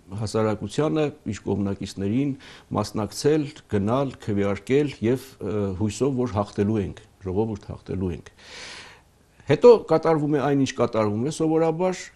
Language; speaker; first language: Armenian; native; Armenian